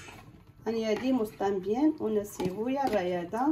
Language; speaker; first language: Spanish; non-native, fluent; Arabic